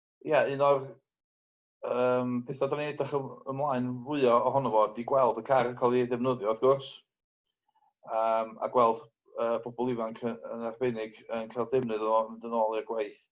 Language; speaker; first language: Welsh; native; Welsh